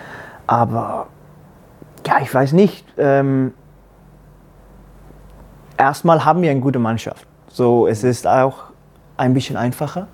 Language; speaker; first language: German; non-native, learner; Danish